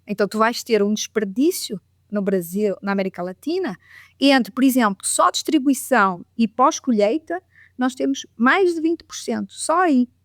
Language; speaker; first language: Portuguese; native; Portuguese